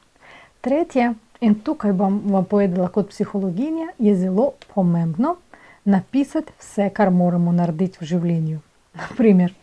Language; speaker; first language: Slovenian; non-native, fluent; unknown